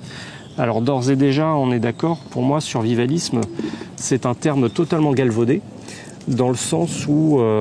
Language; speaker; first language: French; native; French